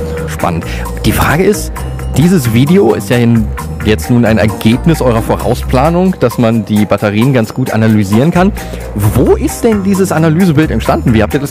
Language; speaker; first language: German; native; German